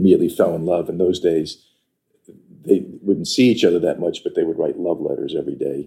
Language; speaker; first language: English; native; English